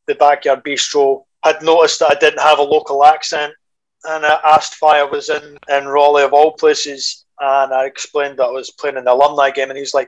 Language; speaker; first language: English; native; English